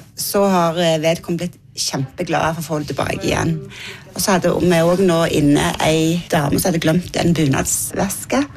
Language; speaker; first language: Norwegian; native; Norwegian